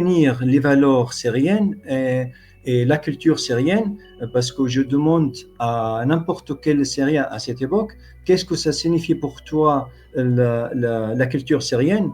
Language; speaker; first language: French; non-native, fluent; Arabic